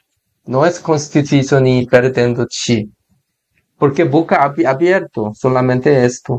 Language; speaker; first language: Spanish; non-native, learner; Korean